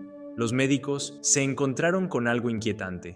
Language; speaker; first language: Spanish; native; Spanish